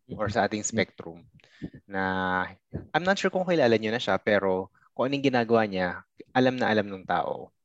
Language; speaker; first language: Filipino; native; Filipino